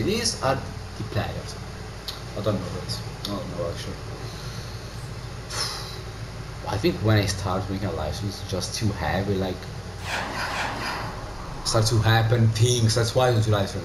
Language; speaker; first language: English; non-native, learner; Italian